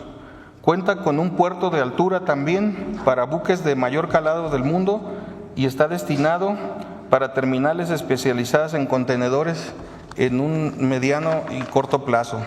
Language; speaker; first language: Spanish; native; Spanish